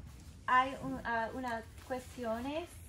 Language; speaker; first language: Spanish; non-native, learner; English